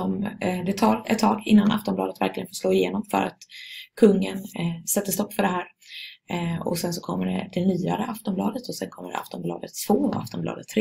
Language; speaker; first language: Swedish; native; Swedish